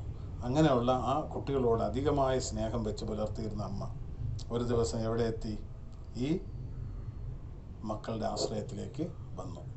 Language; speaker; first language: Malayalam; native; Malayalam